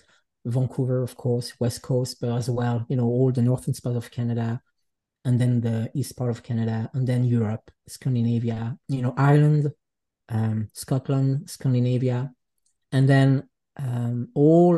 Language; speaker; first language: English; non-native, fluent; French